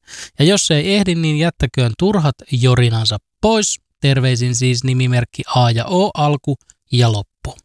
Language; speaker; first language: Finnish; native; Finnish